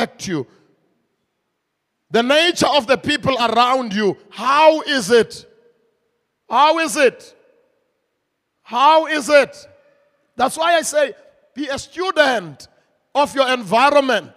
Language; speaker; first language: English; non-native, local second language; Xhosa